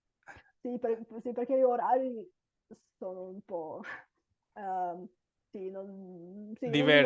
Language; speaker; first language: Italian; non-native, fluent; Bulgarian